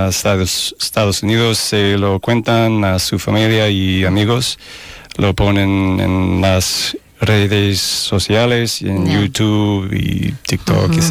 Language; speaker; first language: Spanish; non-native, fluent; English